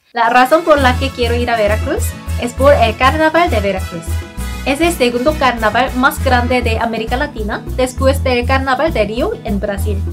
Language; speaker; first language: Spanish; non-native, fluent; Korean